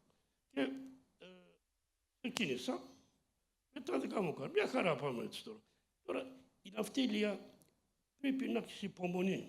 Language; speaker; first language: Greek; early bilingual, heritage; Greek